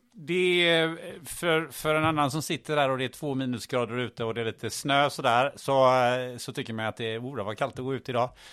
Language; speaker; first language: Swedish; early bilingual, other home language; German